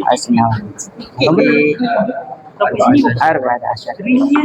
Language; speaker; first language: Arabic; non-native, learner; Indonesian